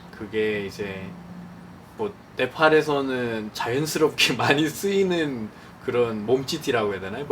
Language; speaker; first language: Korean; non-native, fluent; Nepali